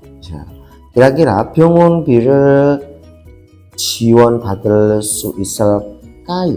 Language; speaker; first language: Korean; non-native, learner; Indonesian